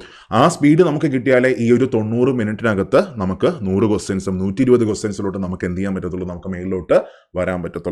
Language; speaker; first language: Malayalam; native; Malayalam